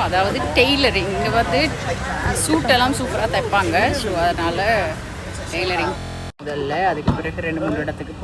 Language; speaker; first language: Tamil; native; Tamil